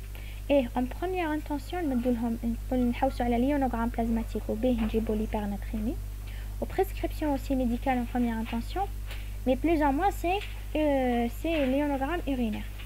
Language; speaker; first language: French; non-native, local second language; Arabic